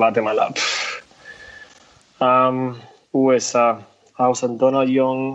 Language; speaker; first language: German; non-native, fluent; Spanish